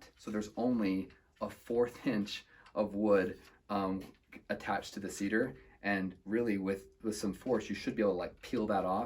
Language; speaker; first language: English; native; English